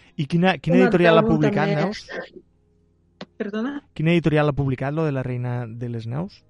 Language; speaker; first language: Catalan; native; Catalan